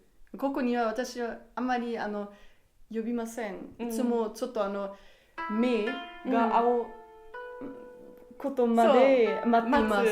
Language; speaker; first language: Japanese; non-native, learner; German